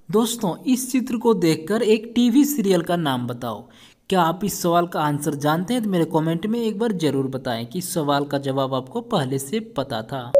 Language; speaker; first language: Hindi; native; Hindi